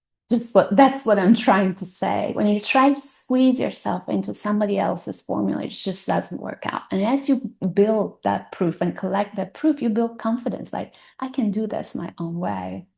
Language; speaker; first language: English; non-native, fluent; Italian